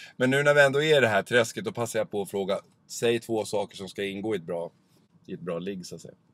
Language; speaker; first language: Swedish; native; Swedish